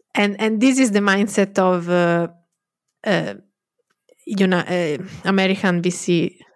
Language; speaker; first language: English; non-native, fluent; Italian